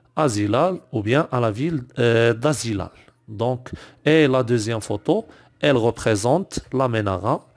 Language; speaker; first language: French; non-native, local second language; Arabic